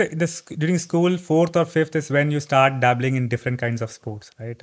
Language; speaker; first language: English; non-native, local second language; Tamil